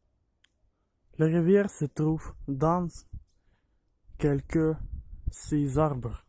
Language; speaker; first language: French; non-native, learner; Ukrainian